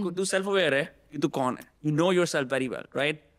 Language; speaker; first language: Hindi; native; Hindi